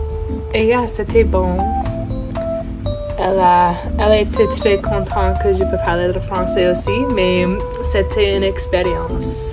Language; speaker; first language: French; non-native, local second language; English